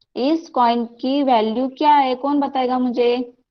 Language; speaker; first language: Hindi; non-native, local second language; Marathi